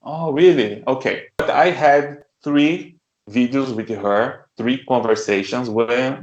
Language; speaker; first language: English; non-native, learner; Portuguese